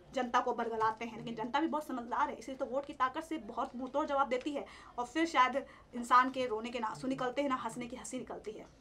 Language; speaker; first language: Hindi; native; Hindi